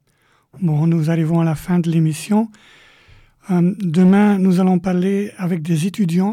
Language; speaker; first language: French; native; French